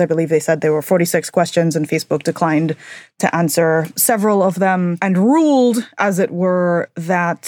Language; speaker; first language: English; native; English